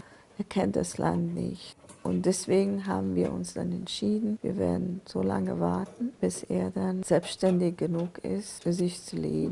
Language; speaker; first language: German; non-native, fluent; Persian